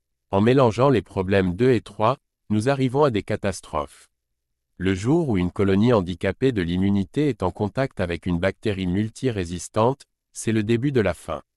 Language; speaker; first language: French; native; French